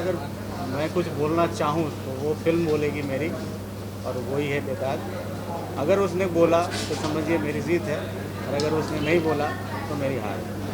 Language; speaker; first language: Hindi; native; Hindi